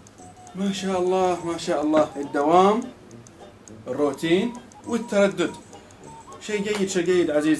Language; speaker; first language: Arabic; native; Arabic